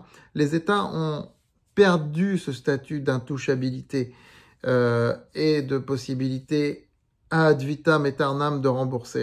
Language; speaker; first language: French; native; French